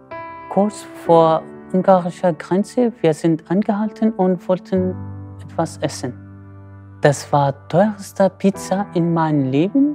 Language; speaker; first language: German; non-native, fluent; Kurdish